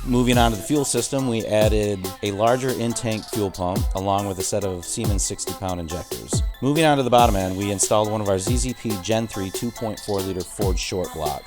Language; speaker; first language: English; native; English